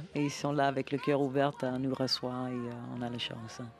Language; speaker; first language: French; non-native, fluent; English